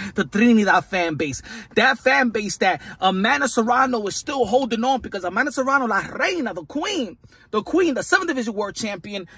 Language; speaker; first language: English; early bilingual, other home language; Spanish